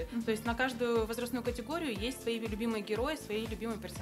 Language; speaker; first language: Russian; native; Russian